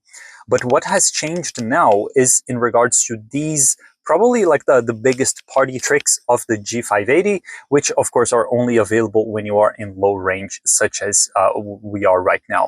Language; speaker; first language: English; native; English